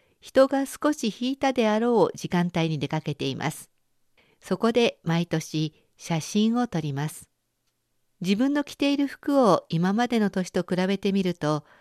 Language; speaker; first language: Japanese; native; Japanese